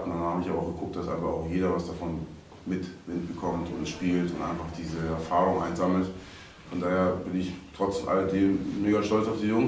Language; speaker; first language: German; native; German